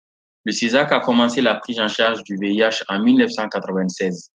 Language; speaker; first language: French; non-native, local second language; Bambara